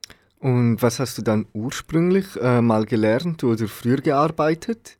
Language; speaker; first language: German; native; German